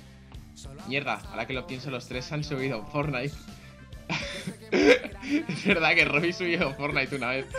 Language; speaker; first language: Spanish; native; Spanish